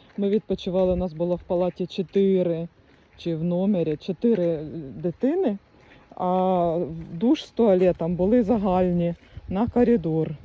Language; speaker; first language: Ukrainian; native; Ukrainian